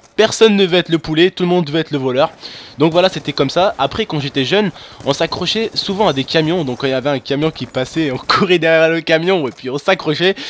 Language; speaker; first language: French; non-native, local second language; Arabic